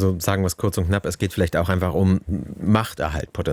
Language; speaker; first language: German; native; German